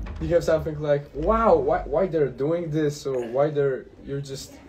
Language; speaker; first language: English; non-native, fluent; Polish